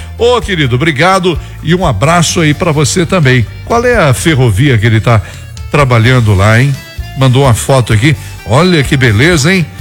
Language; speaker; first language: Portuguese; native; Portuguese